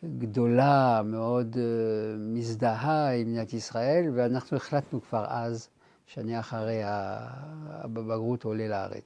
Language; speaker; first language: Hebrew; non-native, fluent; French